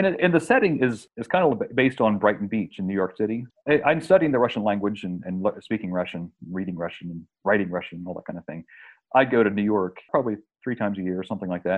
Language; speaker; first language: English; native; English